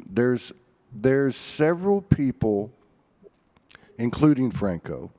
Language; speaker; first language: English; native; English